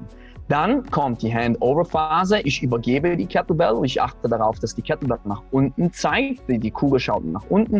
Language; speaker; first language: German; native; German